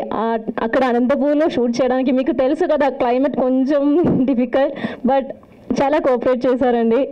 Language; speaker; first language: Telugu; non-native, learner; Malayalam